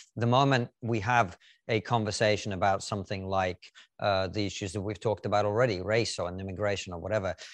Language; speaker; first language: English; non-native, fluent; Russian